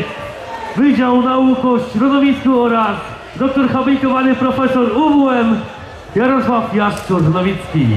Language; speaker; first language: Polish; native; Polish